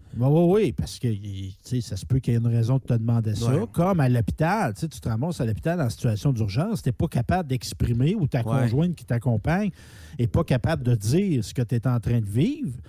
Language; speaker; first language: French; native; French